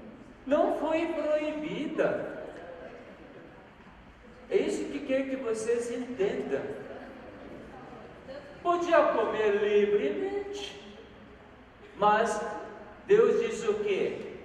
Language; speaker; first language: Portuguese; non-native, fluent; Korean